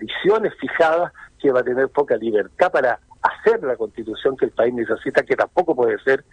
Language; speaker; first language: Spanish; native; Spanish